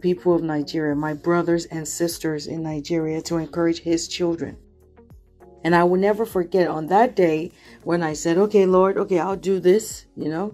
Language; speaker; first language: English; non-native, local second language; Yoruba